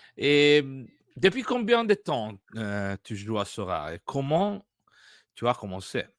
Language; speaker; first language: French; non-native, learner; Italian